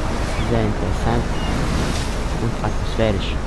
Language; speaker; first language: German; non-native, fluent; Russian